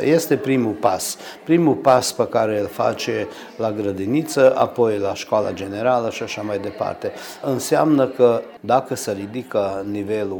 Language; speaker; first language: Romanian; early bilingual, heritage; Romanian